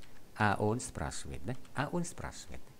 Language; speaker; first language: Russian; non-native, fluent; Vietnamese